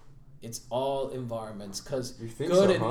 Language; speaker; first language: English; non-native, local second language; Marathi